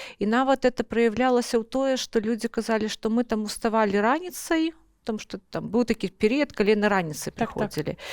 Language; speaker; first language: Belarusian; non-native, local second language; Russian